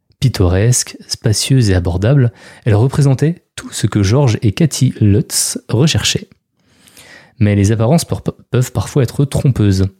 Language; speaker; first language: French; native; French